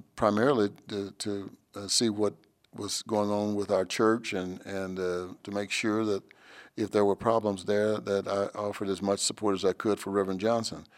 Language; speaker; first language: English; native; English